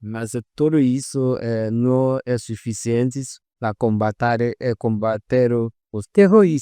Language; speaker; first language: Portuguese; non-native, fluent; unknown